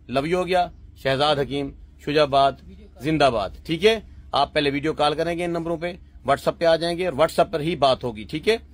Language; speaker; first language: Urdu; non-native, local second language; Punjabi